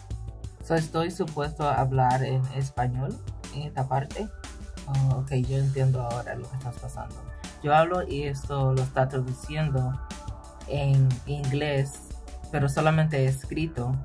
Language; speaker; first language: Spanish; non-native, learner; English